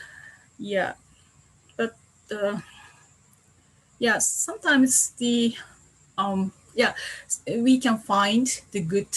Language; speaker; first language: English; non-native, fluent; Japanese